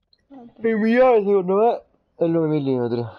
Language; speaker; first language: Spanish; non-native, learner; Italian